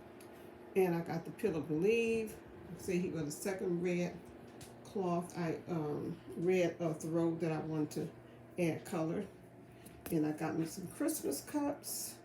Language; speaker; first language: English; native; English